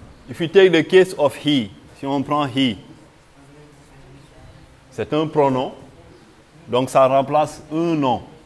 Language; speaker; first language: French; non-native, local second language; Wolof